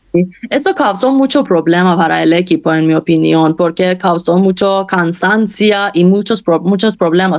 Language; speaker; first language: Spanish; non-native, fluent; Persian